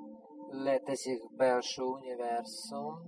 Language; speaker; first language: Hungarian; non-native, fluent; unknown